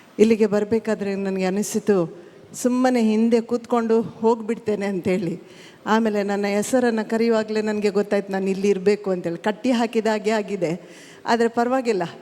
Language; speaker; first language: Kannada; native; Kannada